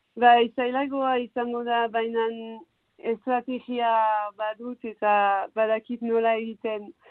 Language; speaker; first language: Basque; non-native, local second language; French